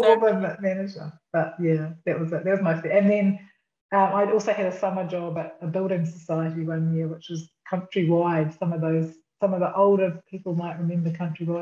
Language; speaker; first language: English; native; English